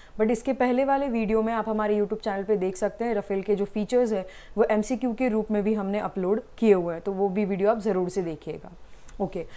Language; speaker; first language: Hindi; non-native, local second language; Gujarati